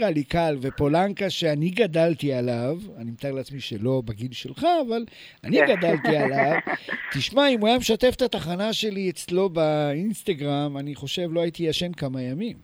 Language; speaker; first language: Hebrew; native; Hebrew